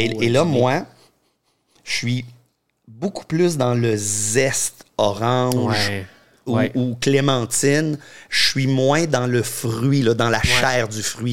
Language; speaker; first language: French; native; French